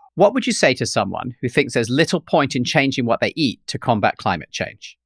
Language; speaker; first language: English; native; English